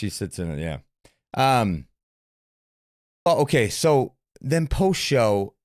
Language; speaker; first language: English; native; English